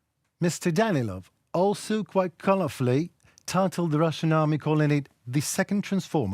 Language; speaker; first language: English; non-native, fluent; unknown